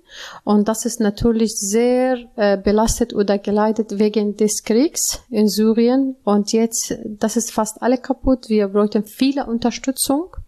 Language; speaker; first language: German; non-native, learner; Arabic